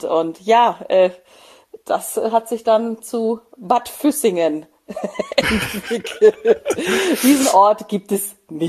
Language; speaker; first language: German; native; German